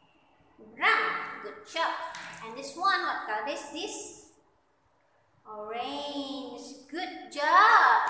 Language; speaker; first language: English; non-native, learner; Indonesian